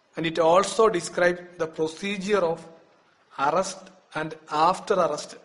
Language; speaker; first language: English; non-native, local second language; Malayalam